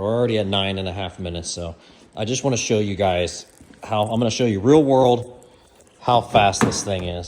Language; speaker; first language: English; native; English